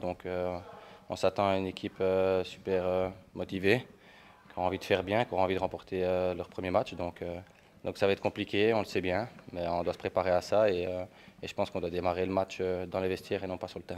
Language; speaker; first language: French; native; French